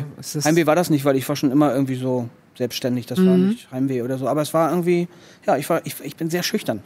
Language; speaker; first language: German; native; German